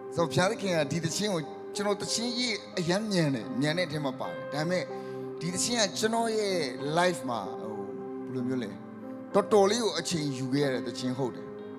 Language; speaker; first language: Burmese; non-native, local second language; S'gaw Karen